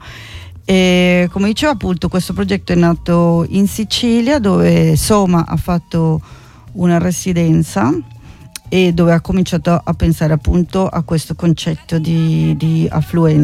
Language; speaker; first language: Italian; non-native, fluent; Spanish